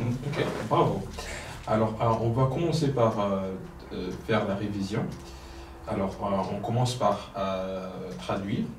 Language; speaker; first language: French; non-native, local second language; Kinyarwanda